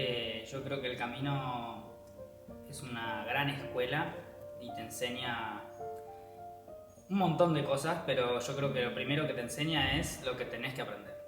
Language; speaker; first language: Spanish; native; Spanish